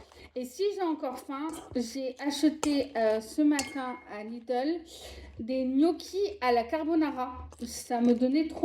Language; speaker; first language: French; native; French